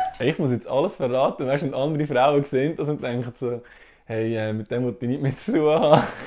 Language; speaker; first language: German; early bilingual, other home language; Turkish